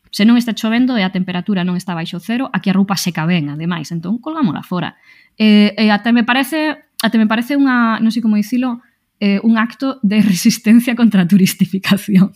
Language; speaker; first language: Galician; non-native, local second language; Spanish